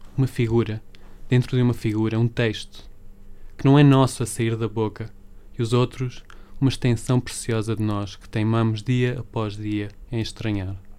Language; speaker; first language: Portuguese; early bilingual, other home language; Spanish